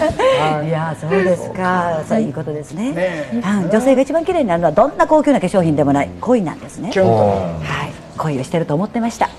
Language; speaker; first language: Japanese; native; Japanese